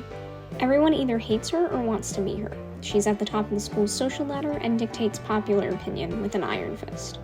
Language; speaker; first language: English; native; English